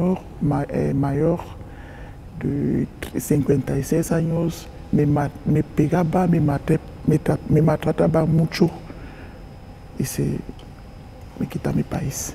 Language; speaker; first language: Spanish; non-native, learner; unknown